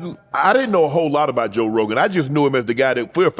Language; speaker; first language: English; native; English